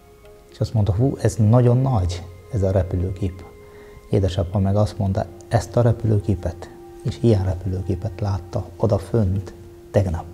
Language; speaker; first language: Hungarian; non-native, fluent; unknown